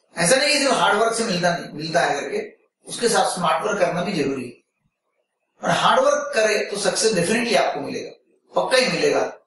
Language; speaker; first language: Hindi; non-native, local second language; Marathi